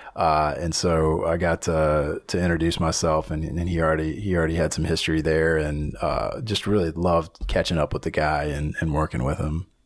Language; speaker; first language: English; native; English